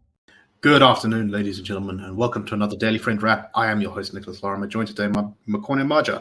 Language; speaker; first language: English; native; English